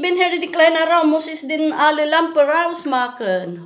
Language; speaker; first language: German; non-native, learner; Filipino